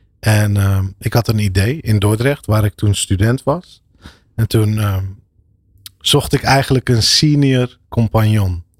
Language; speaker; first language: Dutch; early bilingual, other home language; Arabic